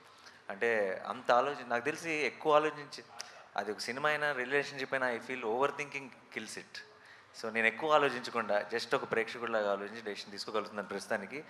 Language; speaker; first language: Telugu; native; Telugu